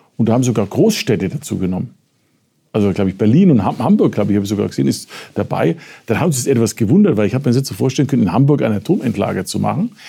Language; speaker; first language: German; native; German